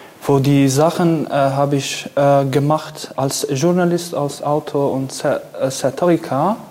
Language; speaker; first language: German; non-native, learner; Kurdish